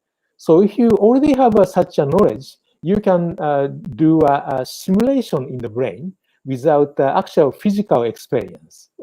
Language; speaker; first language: English; non-native, fluent; Japanese